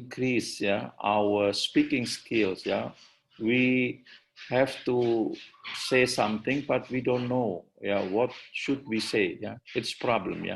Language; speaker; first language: English; non-native, learner; Indonesian